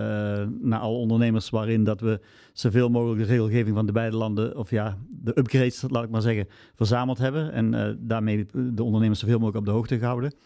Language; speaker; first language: Dutch; native; Dutch